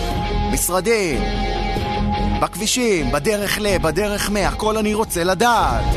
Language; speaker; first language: Hebrew; native; Hebrew